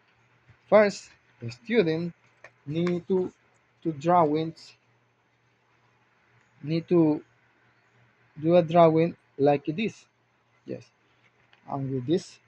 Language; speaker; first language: English; non-native, learner; Spanish